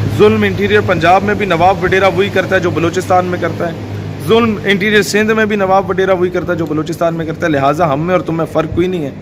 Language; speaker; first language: Urdu; non-native, local second language; Punjabi